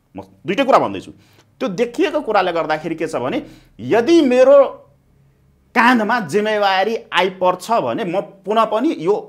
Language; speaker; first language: Nepali; non-native, local second language; Maithili